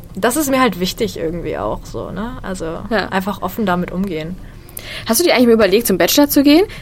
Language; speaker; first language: German; native; German